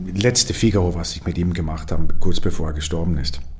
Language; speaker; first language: German; non-native, fluent; Danish